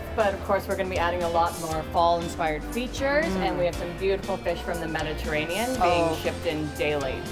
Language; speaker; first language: English; non-native, fluent; Greek